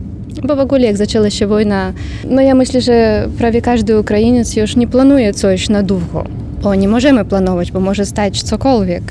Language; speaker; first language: Polish; non-native, learner; Ukrainian